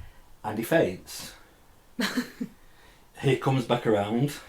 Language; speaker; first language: English; native; English